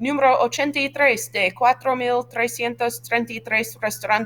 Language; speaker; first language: Spanish; non-native, fluent; English